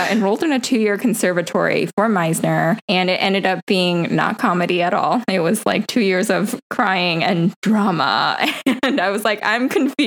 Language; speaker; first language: English; native; English